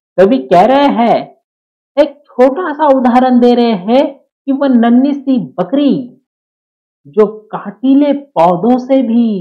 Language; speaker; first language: Hindi; non-native, local second language; Marathi